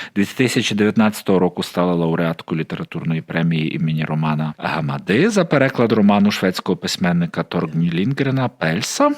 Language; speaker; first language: Ukrainian; native; Ukrainian